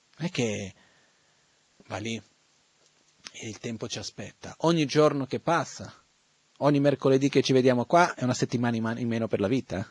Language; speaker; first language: Italian; non-native, fluent; Portuguese